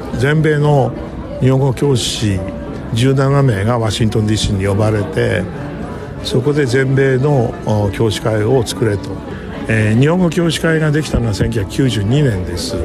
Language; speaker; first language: Japanese; native; Japanese